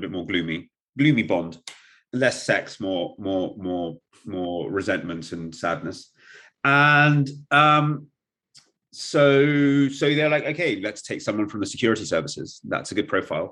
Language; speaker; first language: English; non-native, local second language; Russian